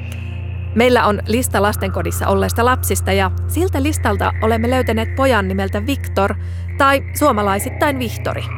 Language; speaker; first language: Finnish; native; Finnish